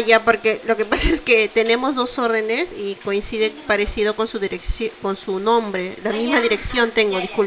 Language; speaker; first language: Spanish; native; Spanish